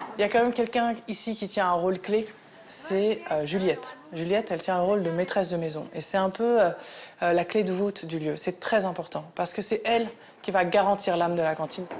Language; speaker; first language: French; native; French